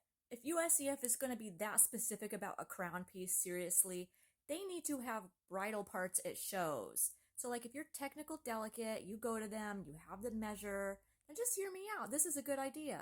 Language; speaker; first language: English; native; English